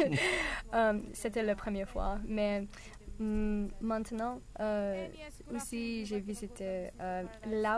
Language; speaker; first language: French; non-native, learner; English